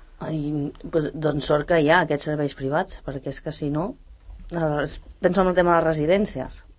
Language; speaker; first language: Catalan; native; Catalan